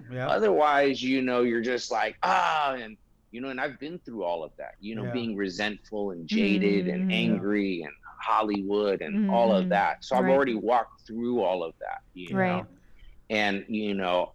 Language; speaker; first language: English; native; English